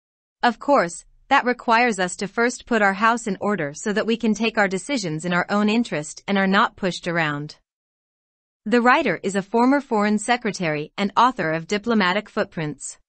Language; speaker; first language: English; non-native, local second language; Urdu